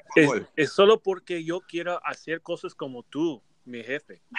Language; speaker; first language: Spanish; non-native, learner; English